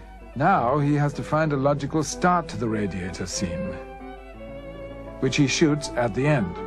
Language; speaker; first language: English; native; English